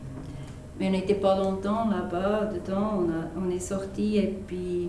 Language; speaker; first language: French; non-native, fluent; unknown